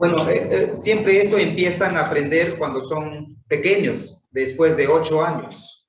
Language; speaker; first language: Spanish; non-native, local second language; Zapotec